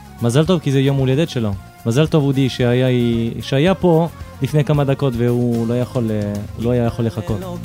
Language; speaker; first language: Hebrew; non-native, fluent; French